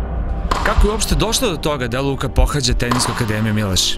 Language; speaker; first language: Serbian; native; Serbian